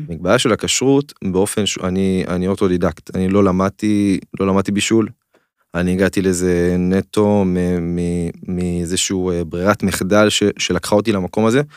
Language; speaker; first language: Hebrew; native; Hebrew